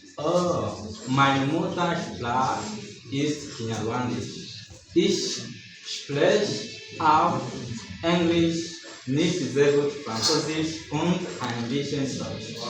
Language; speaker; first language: German; non-native, learner; Kinyarwanda